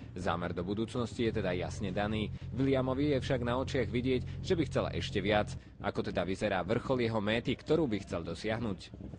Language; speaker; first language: Slovak; native; Slovak